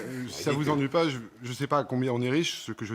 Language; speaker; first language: French; native; French